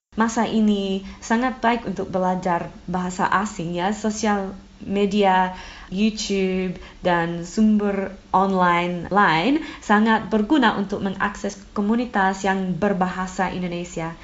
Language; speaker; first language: Indonesian; non-native, fluent; English